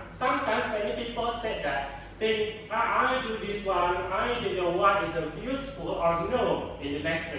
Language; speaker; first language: English; non-native, learner; Indonesian